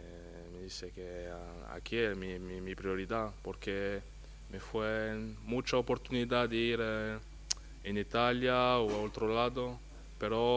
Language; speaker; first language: Spanish; non-native, fluent; French